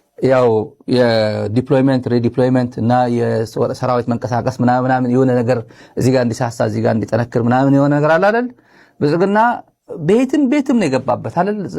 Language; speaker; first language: Amharic; non-native, local second language; Tigrinya